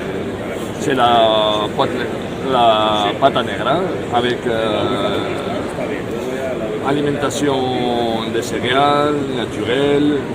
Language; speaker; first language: French; non-native, fluent; Spanish